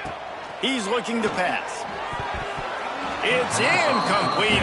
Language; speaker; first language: English; native; English